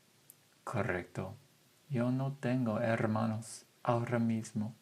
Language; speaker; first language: Spanish; non-native, fluent; English